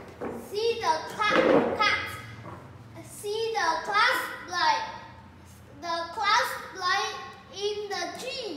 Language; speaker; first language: English; non-native, learner; Vietnamese